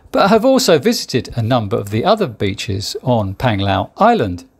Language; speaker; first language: English; native; English